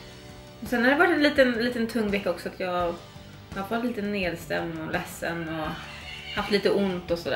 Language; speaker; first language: Swedish; native; Swedish